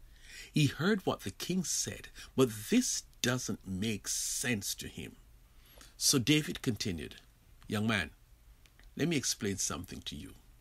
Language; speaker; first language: English; native; English